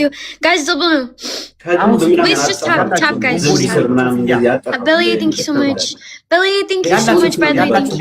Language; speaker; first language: English; early bilingual, other home language; Amharic